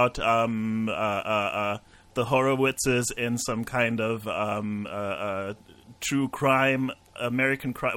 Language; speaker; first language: English; non-native, fluent; German